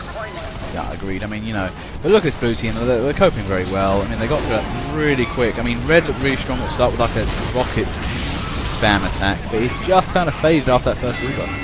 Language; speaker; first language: English; native; English